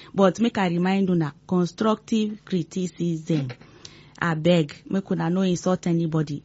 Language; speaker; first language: Nigerian Pidgin; non-native, local second language; Igbo